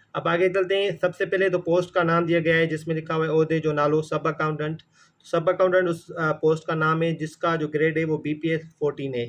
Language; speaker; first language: Urdu; non-native, local second language; Sindhi